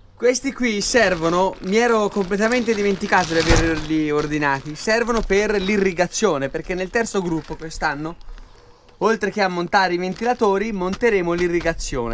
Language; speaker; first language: Italian; native; Italian